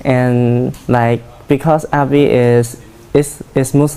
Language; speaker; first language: English; non-native, learner; Chinese